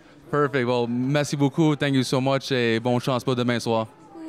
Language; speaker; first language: French; non-native, learner; English